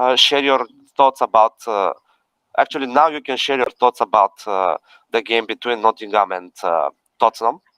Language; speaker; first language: English; non-native, fluent; Bulgarian